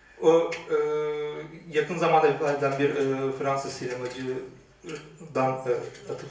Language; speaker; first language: Turkish; native; Turkish